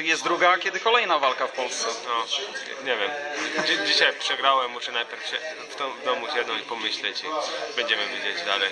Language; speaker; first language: Polish; early bilingual, heritage; Polish